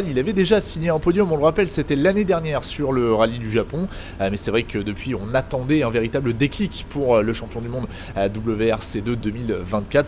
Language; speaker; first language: French; native; French